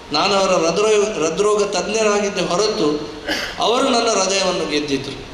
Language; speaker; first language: Kannada; non-native, local second language; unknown